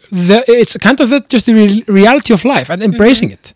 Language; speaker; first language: English; non-native, fluent; Icelandic